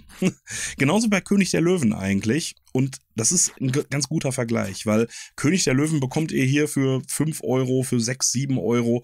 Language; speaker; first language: German; native; German